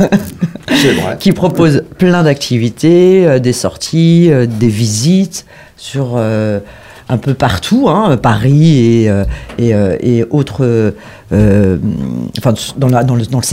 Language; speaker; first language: French; native; French